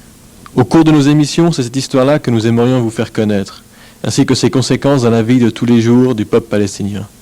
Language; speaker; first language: French; native; French